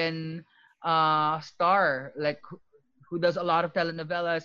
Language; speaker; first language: English; non-native, local second language; Filipino